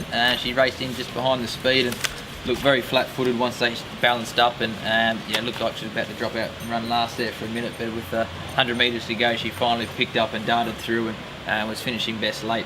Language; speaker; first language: English; native; English